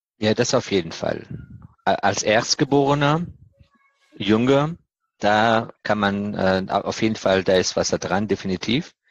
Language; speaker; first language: German; non-native, fluent; Persian